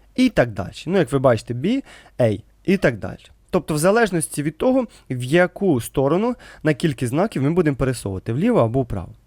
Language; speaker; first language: Ukrainian; native; Ukrainian